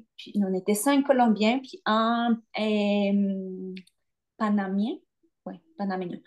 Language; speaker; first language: French; non-native, fluent; Spanish